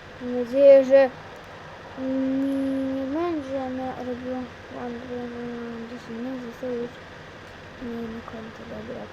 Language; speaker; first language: Polish; native; Polish